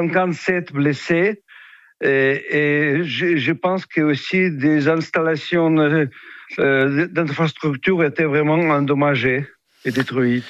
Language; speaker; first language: French; non-native, fluent; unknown